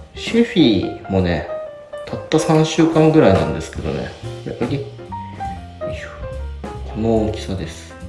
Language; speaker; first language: Japanese; native; Japanese